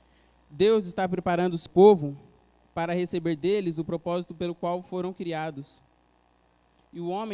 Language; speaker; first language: Portuguese; native; Portuguese